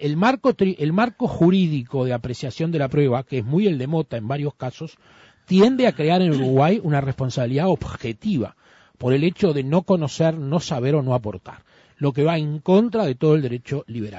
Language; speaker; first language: Spanish; native; Spanish